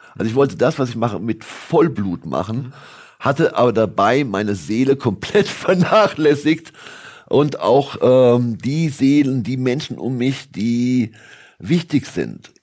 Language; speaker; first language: German; native; German